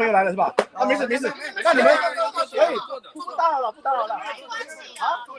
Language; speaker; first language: Chinese; early bilingual, heritage; Chinese